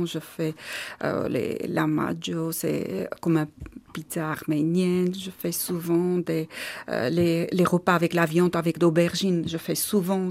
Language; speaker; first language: French; non-native, learner; Armenian